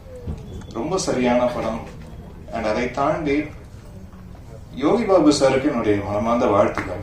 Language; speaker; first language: Tamil; native; Tamil